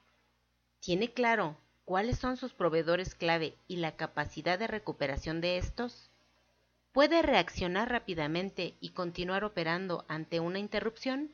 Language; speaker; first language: Spanish; native; Spanish